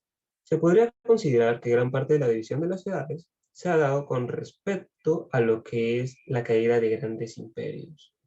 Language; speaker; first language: Spanish; native; Spanish